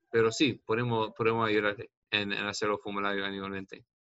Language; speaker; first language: Spanish; non-native, learner; English